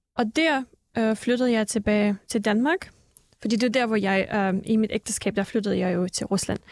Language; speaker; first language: Danish; early bilingual, other home language; Russian